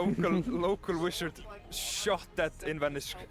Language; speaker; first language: English; non-native, fluent; Icelandic